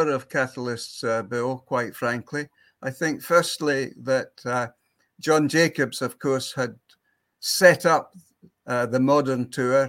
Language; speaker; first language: English; native; English